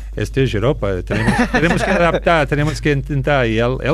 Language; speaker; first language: Spanish; non-native, fluent; English